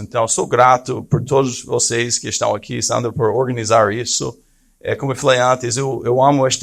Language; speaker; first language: Portuguese; non-native, fluent; English